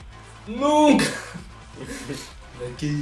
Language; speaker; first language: Portuguese; native; Portuguese